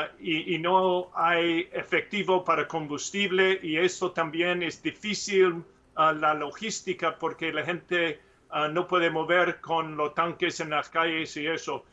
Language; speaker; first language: Spanish; non-native, learner; English